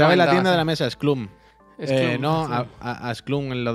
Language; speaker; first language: Spanish; native; Spanish